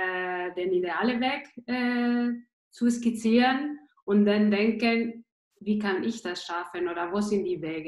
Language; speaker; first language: German; non-native, fluent; Spanish